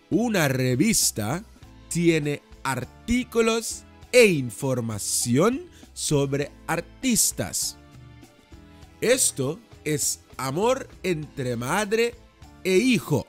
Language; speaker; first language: Spanish; non-native, fluent; Dutch